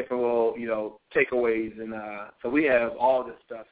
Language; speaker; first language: English; native; English